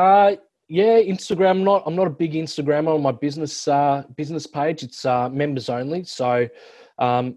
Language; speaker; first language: English; native; English